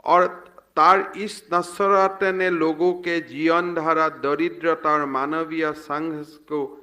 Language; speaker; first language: Hindi; non-native, local second language; Assamese